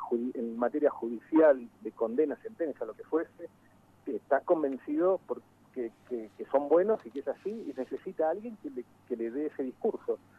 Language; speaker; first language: Spanish; native; Spanish